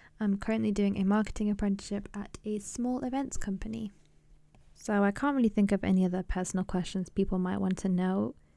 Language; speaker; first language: English; early bilingual, other home language; Punjabi